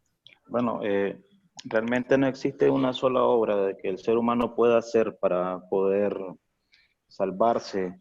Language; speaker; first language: Spanish; native; Spanish